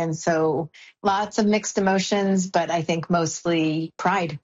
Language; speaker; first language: English; native; English